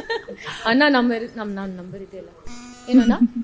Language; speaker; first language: Kannada; non-native, learner; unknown